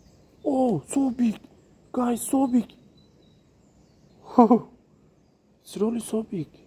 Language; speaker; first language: English; non-native, learner; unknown